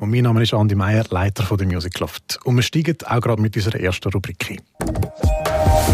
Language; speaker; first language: German; native; German